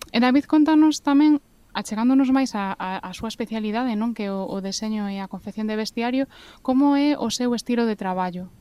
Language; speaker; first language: Galician; native; Galician